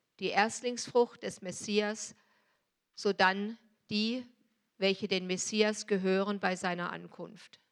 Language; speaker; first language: German; native; German